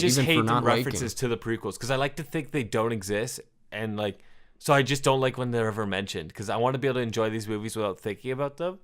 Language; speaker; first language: English; native; English